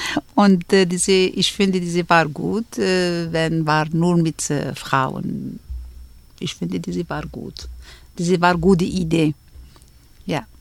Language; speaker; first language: German; non-native, learner; Arabic